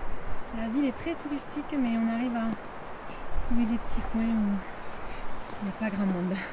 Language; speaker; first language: French; native; French